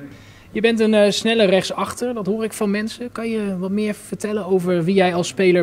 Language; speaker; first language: Dutch; native; Dutch